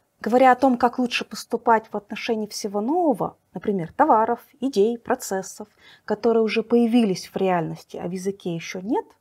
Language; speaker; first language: Russian; native; Russian